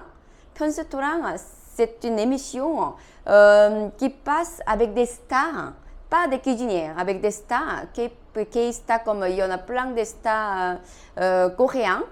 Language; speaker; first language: French; non-native, fluent; Korean